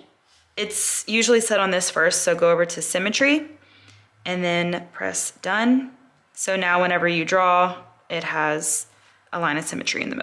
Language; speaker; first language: English; native; English